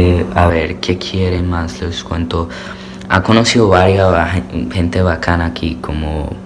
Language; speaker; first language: Spanish; early bilingual, heritage; Spanish